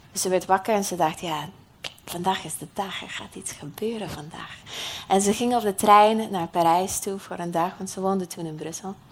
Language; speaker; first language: Dutch; non-native, fluent; English